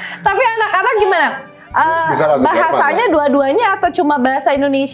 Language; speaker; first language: Indonesian; native; Indonesian